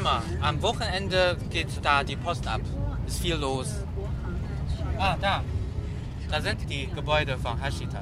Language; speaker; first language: German; non-native, fluent; Chinese